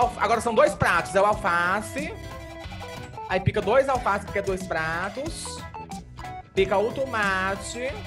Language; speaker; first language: Portuguese; native; Portuguese